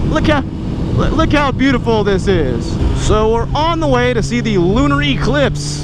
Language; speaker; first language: English; native; English